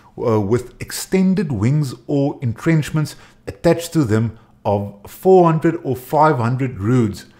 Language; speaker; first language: English; non-native, local second language; Afrikaans